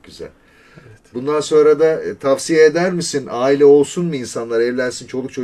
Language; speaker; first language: Turkish; native; Turkish